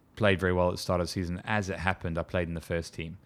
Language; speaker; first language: English; native; English